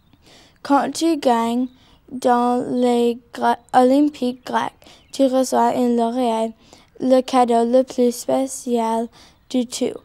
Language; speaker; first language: French; non-native, learner; English